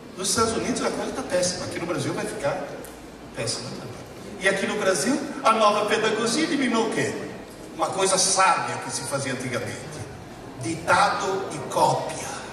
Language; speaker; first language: Portuguese; early bilingual, other home language; Italian